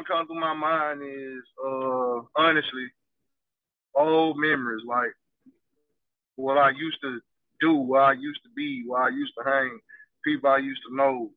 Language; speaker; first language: English; native; English